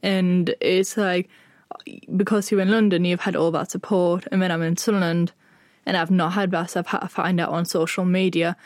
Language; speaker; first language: English; native; English